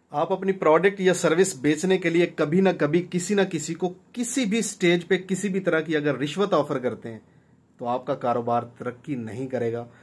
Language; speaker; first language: Urdu; non-native, local second language; Punjabi